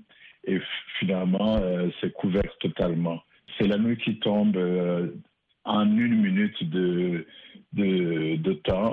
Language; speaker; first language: French; non-native, local second language; Rundi